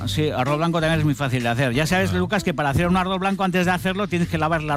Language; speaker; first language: Spanish; native; Spanish